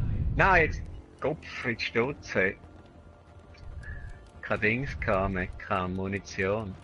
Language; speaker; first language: German; native; German